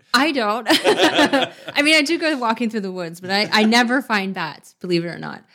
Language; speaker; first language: English; native; English